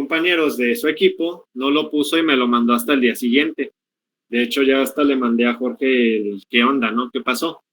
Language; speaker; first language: Spanish; native; Spanish